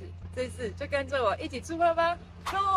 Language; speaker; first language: Chinese; native; Chinese